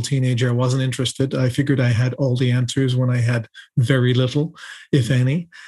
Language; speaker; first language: English; native; English